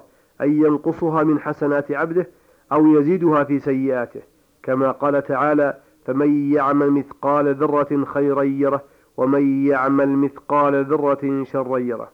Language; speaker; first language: Arabic; native; Arabic